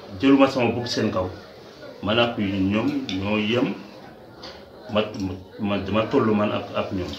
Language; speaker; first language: Wolof; non-native, local second language; Fula